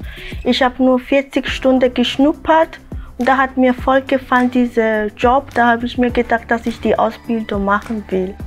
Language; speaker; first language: German; non-native, learner; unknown